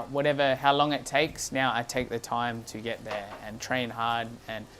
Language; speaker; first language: English; native; English